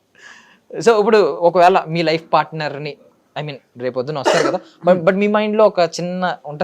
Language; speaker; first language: Telugu; native; Telugu